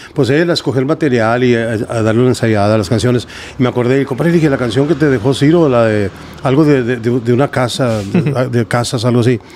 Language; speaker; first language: Spanish; early bilingual, heritage; Spanish